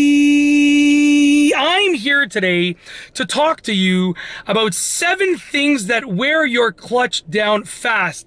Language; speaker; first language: English; native; English